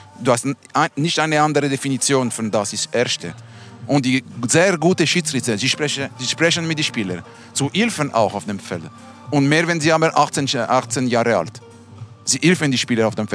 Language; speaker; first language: German; non-native, learner; Italian